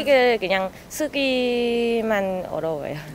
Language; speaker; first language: Korean; non-native, learner; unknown